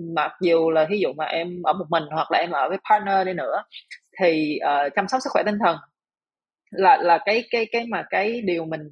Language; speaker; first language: Vietnamese; native; Vietnamese